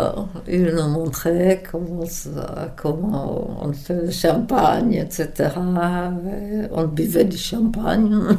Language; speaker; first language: French; non-native, fluent; Czech